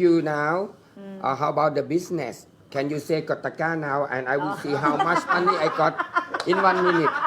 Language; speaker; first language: English; non-native, learner; Thai